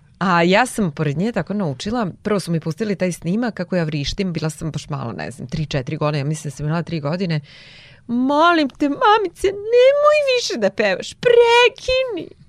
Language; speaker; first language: Serbian; non-native, local second language; Hungarian